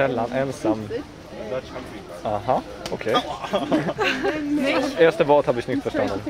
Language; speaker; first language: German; non-native, learner; Swedish